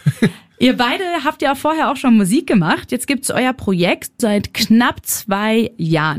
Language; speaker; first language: German; native; German